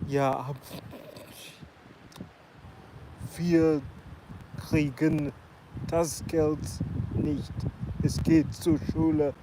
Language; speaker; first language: German; non-native, learner; English